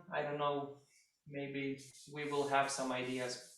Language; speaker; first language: English; non-native, fluent; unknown